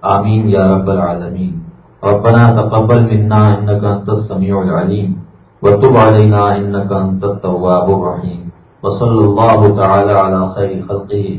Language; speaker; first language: Urdu; native; Urdu